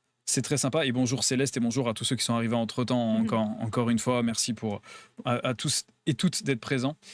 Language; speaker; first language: French; native; French